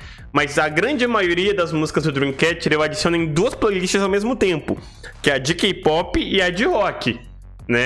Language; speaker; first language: Portuguese; native; Portuguese